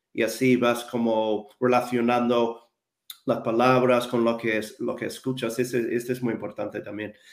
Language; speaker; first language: Spanish; non-native, fluent; English